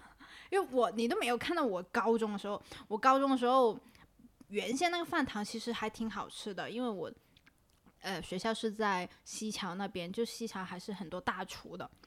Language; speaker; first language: Chinese; non-native, local second language; Cantonese